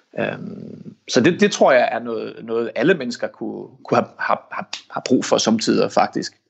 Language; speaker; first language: Danish; early bilingual, heritage; Danish